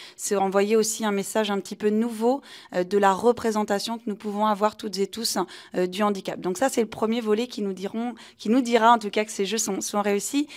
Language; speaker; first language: French; native; French